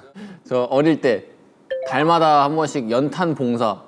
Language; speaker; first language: Korean; native; Korean